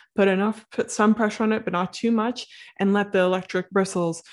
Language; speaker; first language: English; native; English